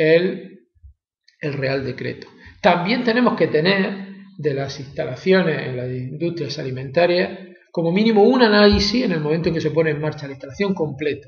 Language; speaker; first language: Spanish; native; Spanish